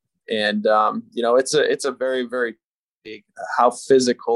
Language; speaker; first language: English; native; English